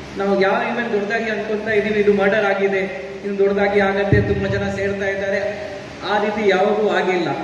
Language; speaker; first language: Kannada; non-native, fluent; Hindi